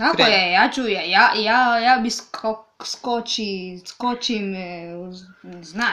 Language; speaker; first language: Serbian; non-native, learner; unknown